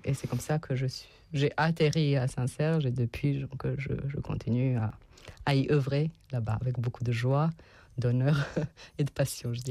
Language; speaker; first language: French; non-native, fluent; Serbian